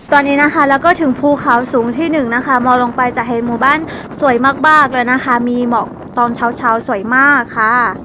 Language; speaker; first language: Thai; non-native, local second language; S'gaw Karen